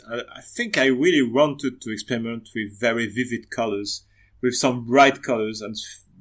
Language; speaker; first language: English; non-native, fluent; French